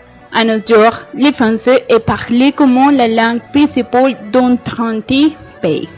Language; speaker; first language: French; non-native, learner; Spanish